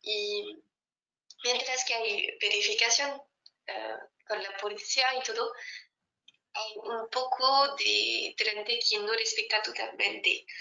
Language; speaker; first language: Spanish; non-native, fluent; French